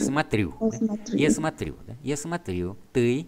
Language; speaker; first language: Russian; non-native, fluent; Vietnamese